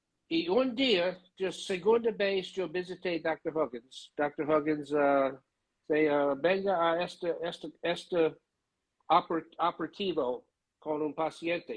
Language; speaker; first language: Spanish; non-native, learner; English